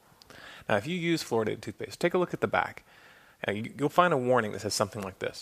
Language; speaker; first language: English; native; English